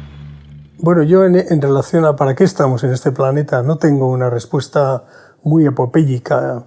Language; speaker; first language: Spanish; native; Spanish